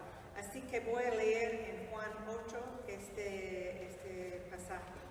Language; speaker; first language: Spanish; non-native, fluent; English